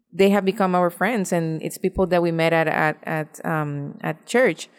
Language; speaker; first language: English; non-native, fluent; Spanish